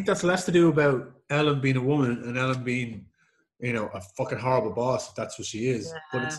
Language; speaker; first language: English; native; English